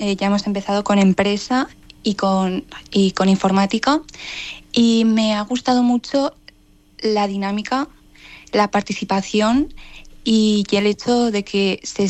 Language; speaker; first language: Spanish; native; Spanish